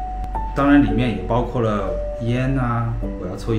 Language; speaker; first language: Chinese; native; Chinese